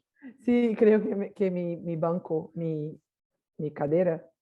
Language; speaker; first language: Spanish; non-native, learner; Portuguese